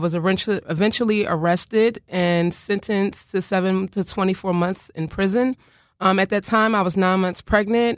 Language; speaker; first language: English; native; English